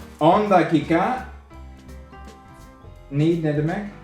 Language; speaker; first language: Turkish; non-native, learner; English